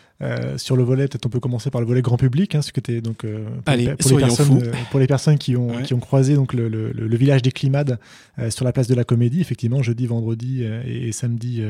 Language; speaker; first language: French; native; French